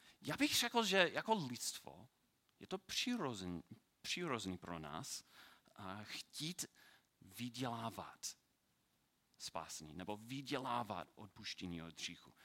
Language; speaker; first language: Czech; non-native, learner; English